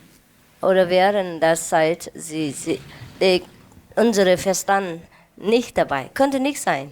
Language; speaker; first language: German; non-native, learner; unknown